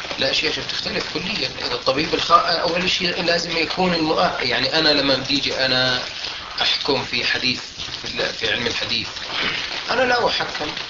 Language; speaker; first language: Arabic; native; Arabic